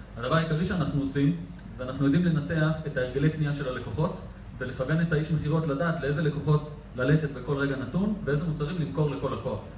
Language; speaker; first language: Hebrew; native; Hebrew